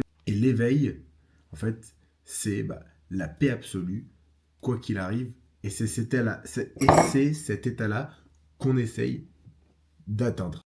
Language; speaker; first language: French; native; French